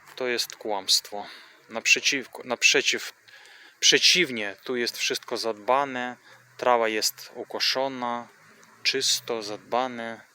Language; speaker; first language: Polish; non-native, fluent; Ukrainian